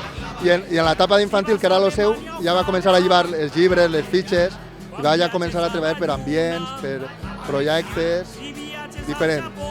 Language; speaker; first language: Catalan; native; Catalan